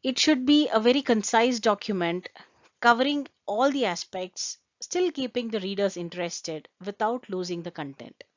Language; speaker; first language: English; non-native, local second language; Kannada